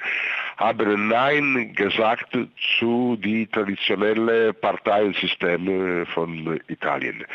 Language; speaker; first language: German; non-native, fluent; Italian